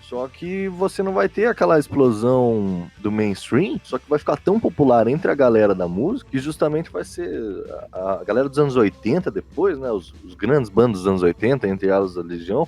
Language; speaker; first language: Portuguese; native; Portuguese